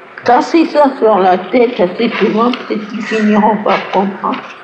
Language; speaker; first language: French; native; French